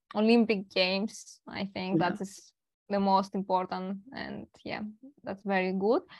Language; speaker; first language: English; non-native, learner; Greek